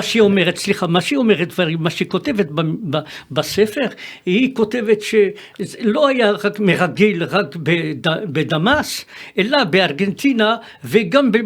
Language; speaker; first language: Hebrew; non-native, fluent; French